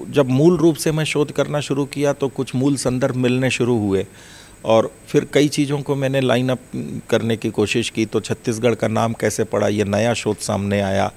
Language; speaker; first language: Hindi; native; Hindi